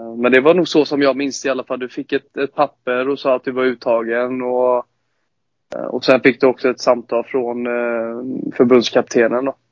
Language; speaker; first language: Swedish; native; Swedish